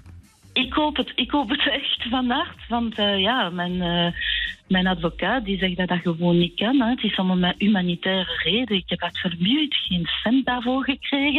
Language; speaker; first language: Dutch; non-native, local second language; French